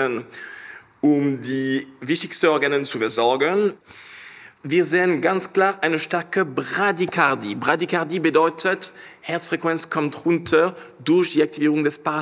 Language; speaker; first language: German; non-native, fluent; French